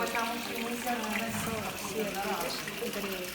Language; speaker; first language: Russian; native; Russian